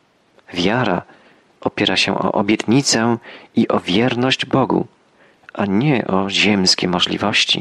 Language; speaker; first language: Polish; native; Polish